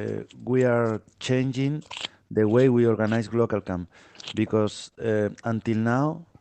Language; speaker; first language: English; non-native, fluent; Spanish